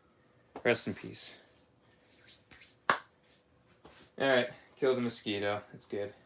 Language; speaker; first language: English; native; English